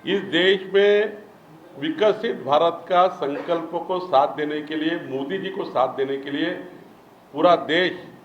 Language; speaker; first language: Hindi; non-native, local second language; Marathi